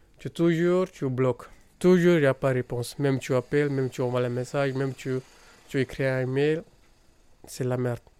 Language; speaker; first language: French; non-native, learner; Punjabi